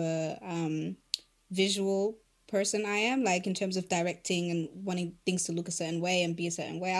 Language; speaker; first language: English; non-native, local second language; Shona